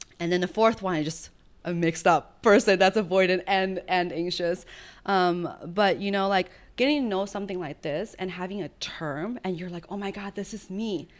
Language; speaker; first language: English; early bilingual, other home language; Chinese